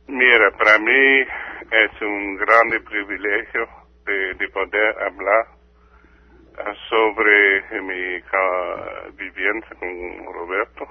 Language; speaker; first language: Spanish; non-native, fluent; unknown